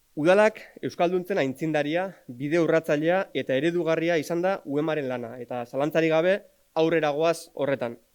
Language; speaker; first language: Basque; native; Basque